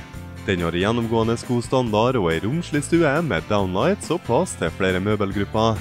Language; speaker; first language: Norwegian; native; Norwegian